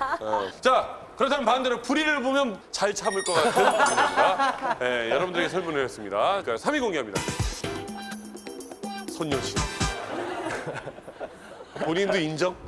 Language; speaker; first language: Korean; native; Korean